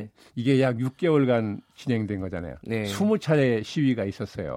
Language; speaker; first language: Korean; native; Korean